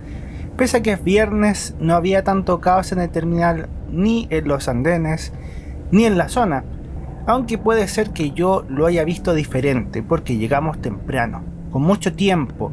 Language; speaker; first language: Spanish; native; Spanish